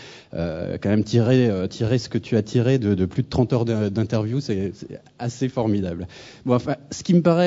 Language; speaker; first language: French; native; French